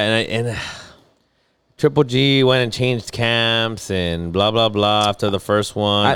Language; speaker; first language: English; native; English